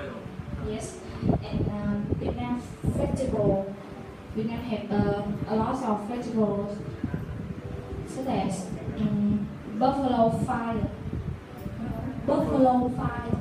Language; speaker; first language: English; non-native, learner; Vietnamese